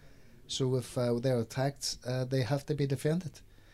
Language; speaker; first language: English; native; English